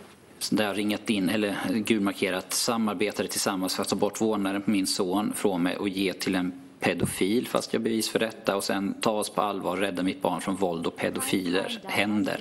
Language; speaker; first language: Swedish; native; Swedish